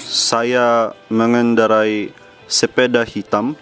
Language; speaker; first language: Indonesian; non-native, learner; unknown